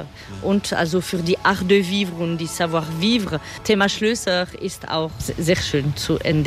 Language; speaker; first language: German; non-native, fluent; French